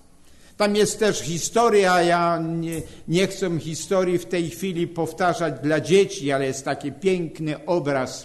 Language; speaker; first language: Polish; native; Polish